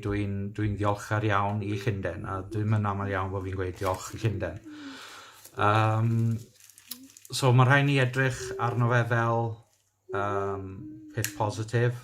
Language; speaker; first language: Welsh; native; Welsh